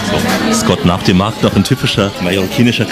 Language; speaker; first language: German; native; German